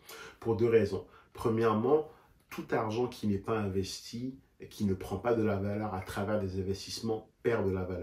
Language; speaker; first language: French; native; French